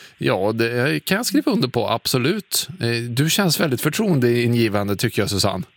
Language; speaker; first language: Swedish; native; Swedish